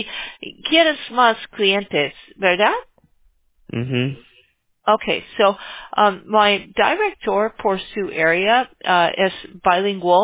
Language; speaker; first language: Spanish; non-native, learner; English